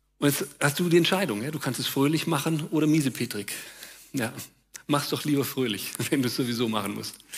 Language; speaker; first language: German; native; German